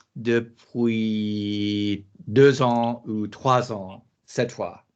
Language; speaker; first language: French; non-native, learner; English